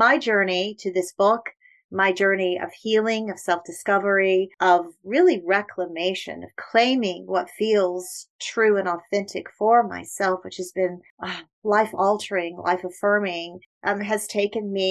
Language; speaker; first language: English; native; English